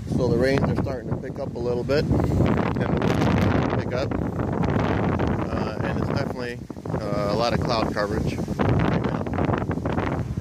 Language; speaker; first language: English; native; English